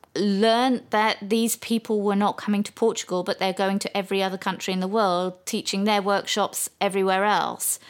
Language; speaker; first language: English; native; English